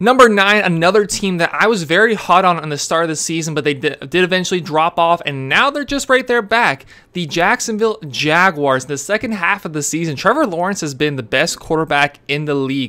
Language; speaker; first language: English; native; English